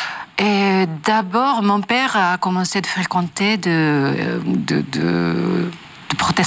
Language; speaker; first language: French; non-native, learner; Japanese